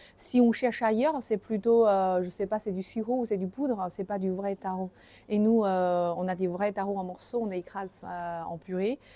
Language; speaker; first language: French; non-native, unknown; Chinese